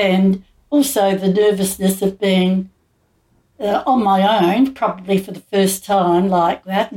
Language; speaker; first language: English; native; English